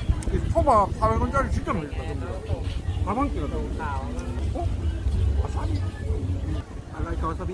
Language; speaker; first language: Korean; native; Korean